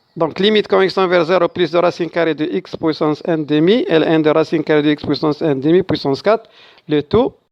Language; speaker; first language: French; non-native, local second language; Arabic